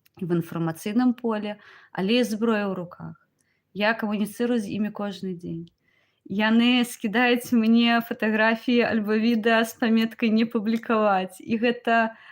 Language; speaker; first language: Belarusian; non-native, local second language; Ukrainian